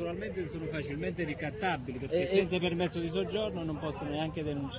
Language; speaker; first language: Italian; native; Italian